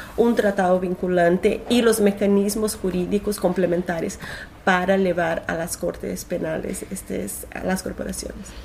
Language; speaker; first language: Spanish; non-native, fluent; Portuguese